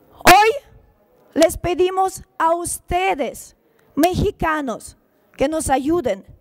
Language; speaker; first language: Spanish; non-native, fluent; Ukrainian